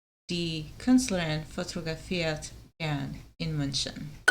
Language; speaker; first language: German; non-native, learner; English